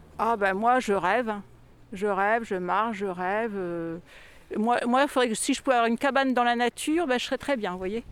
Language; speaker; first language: French; native; French